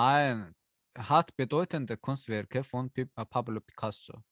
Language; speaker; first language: German; non-native, learner; Azerbaijani